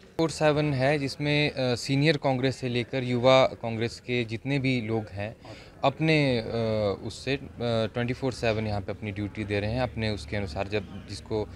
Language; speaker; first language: Hindi; native; Hindi